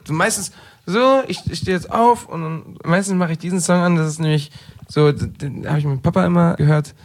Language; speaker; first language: German; early bilingual, heritage; German